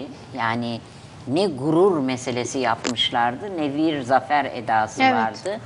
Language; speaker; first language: Turkish; native; Turkish